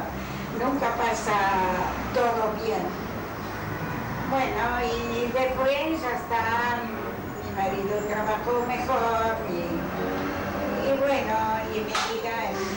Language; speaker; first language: Spanish; non-native, fluent; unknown